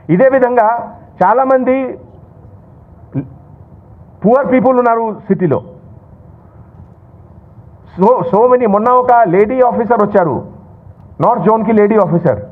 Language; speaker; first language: Telugu; non-native, local second language; Hindi